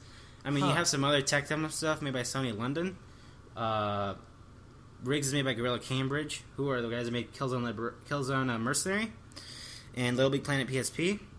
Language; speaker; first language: English; native; English